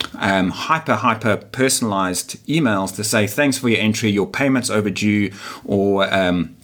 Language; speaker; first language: English; native; English